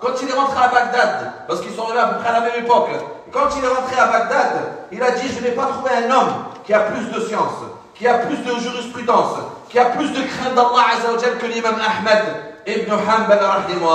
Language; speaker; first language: French; non-native, fluent; Arabic